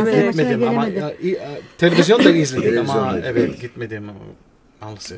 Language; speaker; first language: Turkish; non-native, learner; English